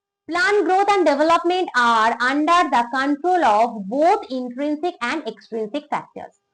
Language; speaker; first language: English; non-native, local second language; Bangla